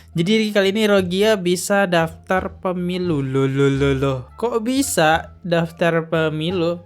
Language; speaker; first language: Indonesian; native; Indonesian